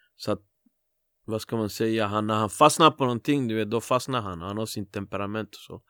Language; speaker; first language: Swedish; early bilingual, other home language; Spanish